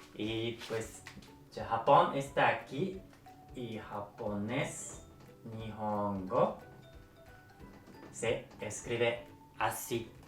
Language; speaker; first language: Spanish; non-native, fluent; Japanese